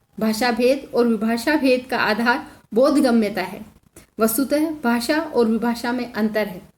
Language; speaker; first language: Hindi; native; Hindi